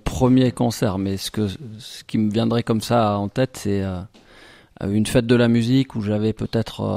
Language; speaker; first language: French; native; French